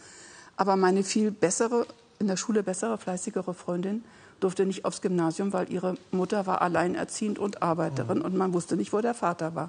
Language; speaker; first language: German; native; German